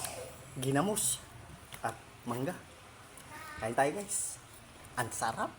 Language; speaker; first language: Filipino; non-native, local second language; Cebuano